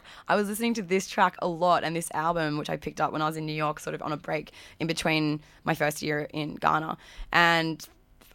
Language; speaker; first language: English; native; English